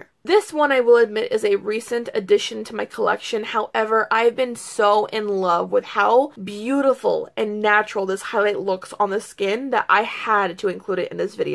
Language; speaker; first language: English; native; English